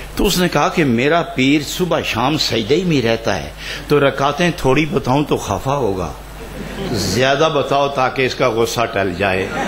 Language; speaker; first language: Urdu; non-native, local second language; Punjabi